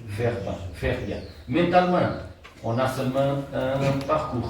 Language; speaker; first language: French; non-native, learner; Portuguese